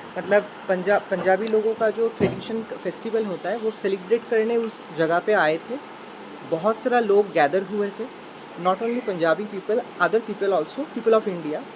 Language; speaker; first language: Hindi; non-native, local second language; Bangla